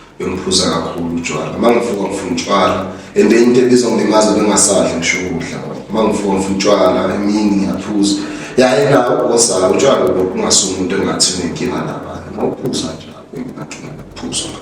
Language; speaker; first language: Zulu; native; Zulu